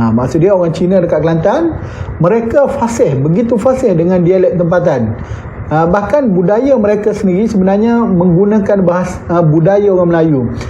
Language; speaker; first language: Malay; native; Malay